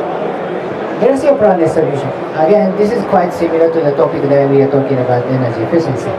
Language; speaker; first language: English; non-native, fluent; Japanese